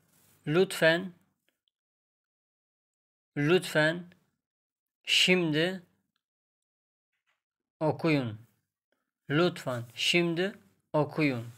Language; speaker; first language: Turkish; non-native, fluent; Persian